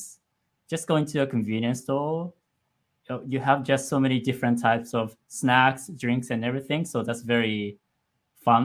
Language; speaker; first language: English; non-native, fluent; Japanese